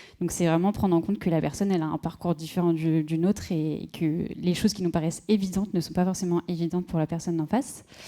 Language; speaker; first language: French; native; French